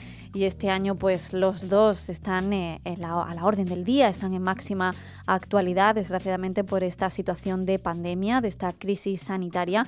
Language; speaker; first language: Spanish; native; Spanish